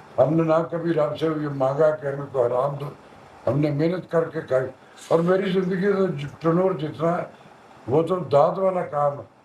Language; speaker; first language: Urdu; non-native, local second language; Punjabi